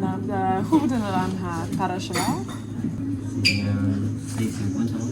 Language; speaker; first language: Spanish; non-native, learner; English